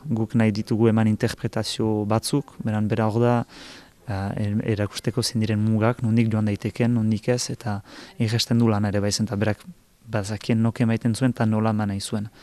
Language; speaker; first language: Basque; native; Basque